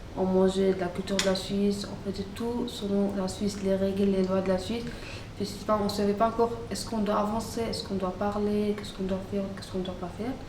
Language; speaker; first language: French; non-native, fluent; Arabic